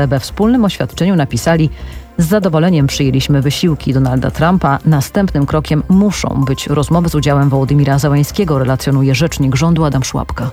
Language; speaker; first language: Polish; native; Polish